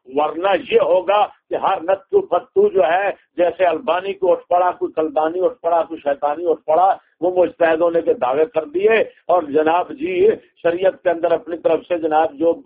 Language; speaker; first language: Urdu; non-native, local second language; Punjabi